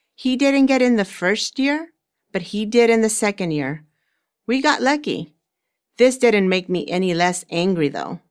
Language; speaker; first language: English; early bilingual, other home language; Spanish